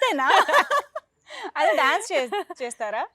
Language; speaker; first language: Telugu; native; Telugu